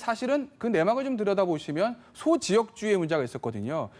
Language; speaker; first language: Korean; native; Korean